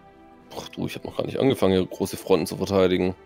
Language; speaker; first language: German; native; German